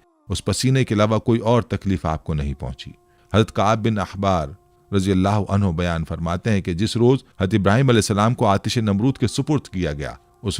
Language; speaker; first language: Urdu; native; Urdu